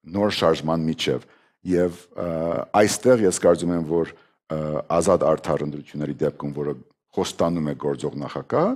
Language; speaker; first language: Armenian; early bilingual, heritage; Armenian